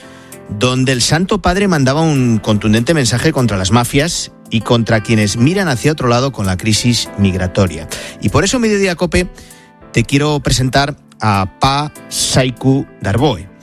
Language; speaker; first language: Spanish; native; Spanish